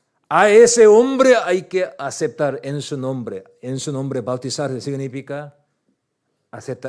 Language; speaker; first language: Spanish; non-native, learner; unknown